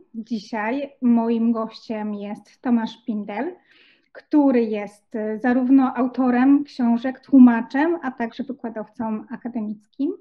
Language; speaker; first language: Polish; native; Polish